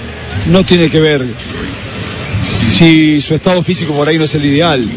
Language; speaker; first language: Spanish; native; Spanish